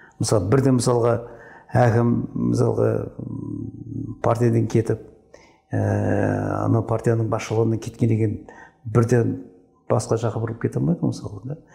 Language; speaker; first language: Kazakh; native; Kazakh